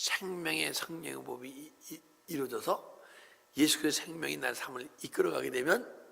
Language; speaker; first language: Korean; native; Korean